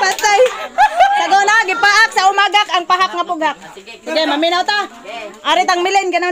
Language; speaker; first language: Cebuano; native; Cebuano